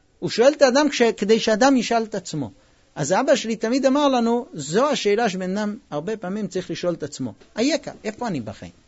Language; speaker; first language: Hebrew; non-native, fluent; English